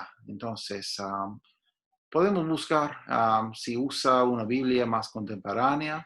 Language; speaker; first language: Spanish; non-native, fluent; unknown